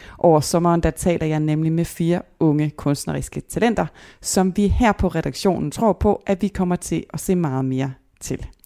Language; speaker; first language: Danish; native; Danish